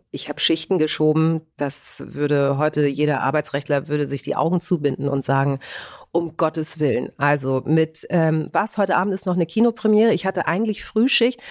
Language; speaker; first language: German; early bilingual, other home language; Greek